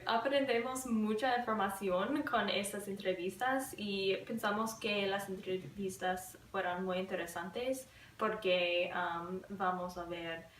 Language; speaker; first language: Spanish; non-native, learner; English